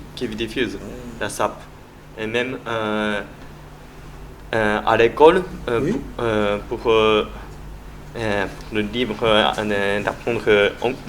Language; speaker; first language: French; non-native, learner; Japanese